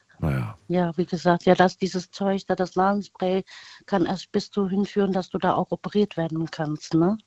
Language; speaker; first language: German; early bilingual, other home language; Vietnamese